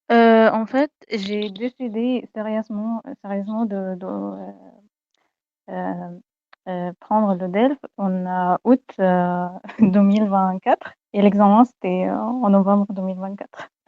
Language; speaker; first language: French; non-native, fluent; Arabic